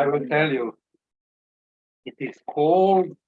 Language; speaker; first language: English; non-native, learner; Serbian